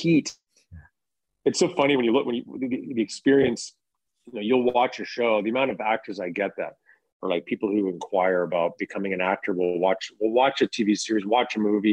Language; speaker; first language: English; native; English